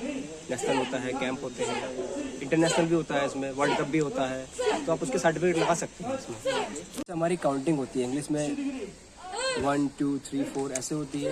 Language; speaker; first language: Hindi; native; Hindi